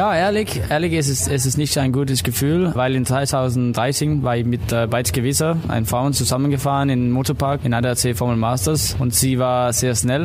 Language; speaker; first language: German; non-native, fluent; Danish